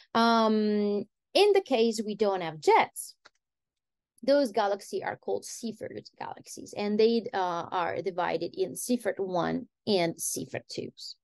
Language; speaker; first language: English; non-native, fluent; Italian